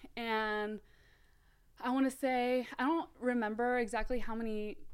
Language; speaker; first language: English; native; English